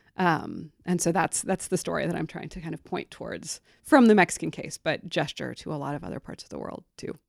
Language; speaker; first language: English; native; English